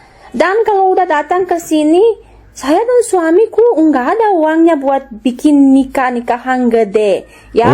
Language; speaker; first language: Indonesian; non-native, learner; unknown